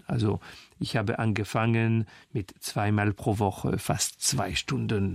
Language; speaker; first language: German; non-native, learner; French